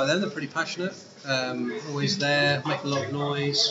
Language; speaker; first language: English; native; English